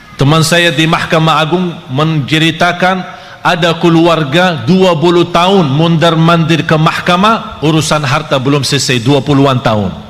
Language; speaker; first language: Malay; non-native, fluent; Arabic